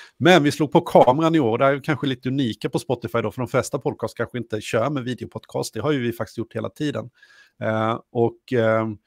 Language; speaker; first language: Swedish; native; Swedish